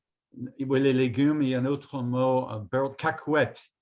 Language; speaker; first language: French; non-native, fluent; English